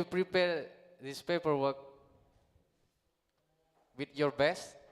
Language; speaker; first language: English; non-native, learner; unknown